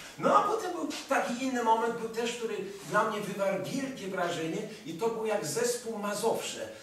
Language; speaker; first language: Polish; early bilingual, heritage; Polish